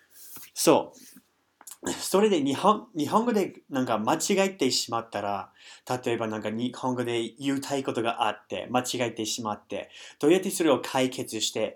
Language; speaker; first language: Japanese; non-native, fluent; English